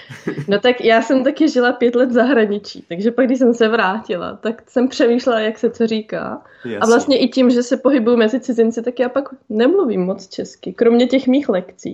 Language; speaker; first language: Czech; native; Czech